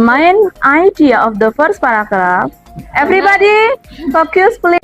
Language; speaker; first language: English; non-native, fluent; Indonesian